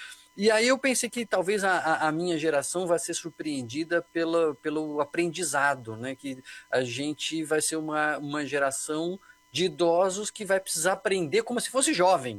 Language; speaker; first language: Portuguese; native; Portuguese